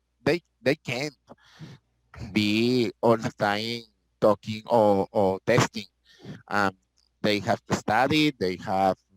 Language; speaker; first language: English; non-native, learner; Spanish